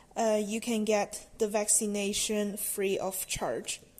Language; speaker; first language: English; non-native, fluent; Chinese